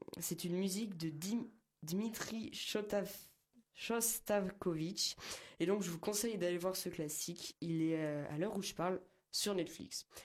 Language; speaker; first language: French; native; French